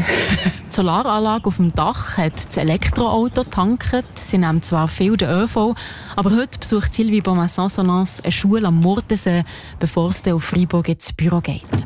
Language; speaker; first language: German; native; German